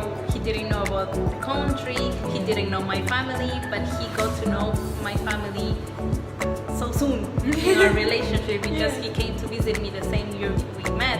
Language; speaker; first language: English; non-native, fluent; Spanish